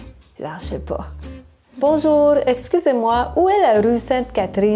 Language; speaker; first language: French; native; French